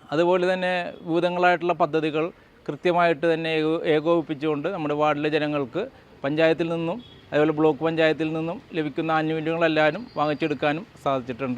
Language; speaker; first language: Malayalam; native; Malayalam